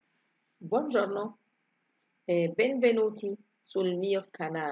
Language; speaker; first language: Italian; non-native, fluent; Arabic